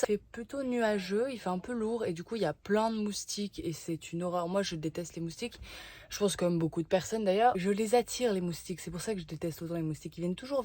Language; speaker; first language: French; native; French